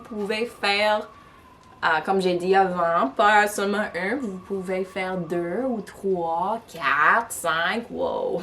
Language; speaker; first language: French; non-native, local second language; English